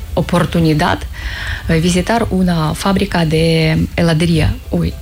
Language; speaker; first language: Spanish; non-native, learner; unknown